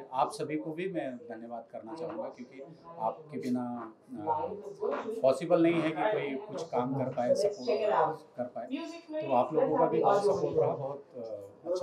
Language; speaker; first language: Hindi; native; Hindi